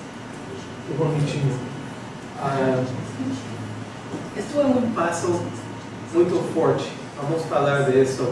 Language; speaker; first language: Portuguese; non-native, fluent; English